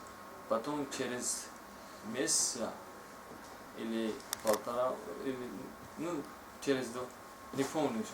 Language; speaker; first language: Russian; non-native, learner; Tajik